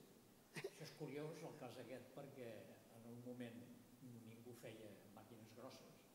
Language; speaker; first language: Catalan; native; Catalan